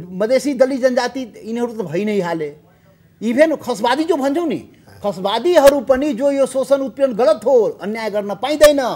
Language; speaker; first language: Nepali; non-native, local second language; Maithili